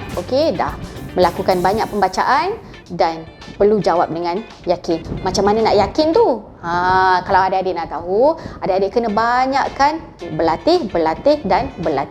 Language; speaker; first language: Malay; native; Malay